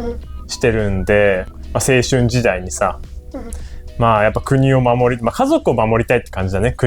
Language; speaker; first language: Japanese; native; Japanese